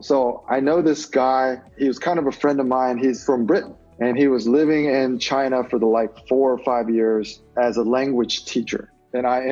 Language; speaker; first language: English; native; English